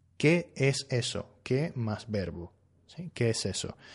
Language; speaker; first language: Spanish; native; Spanish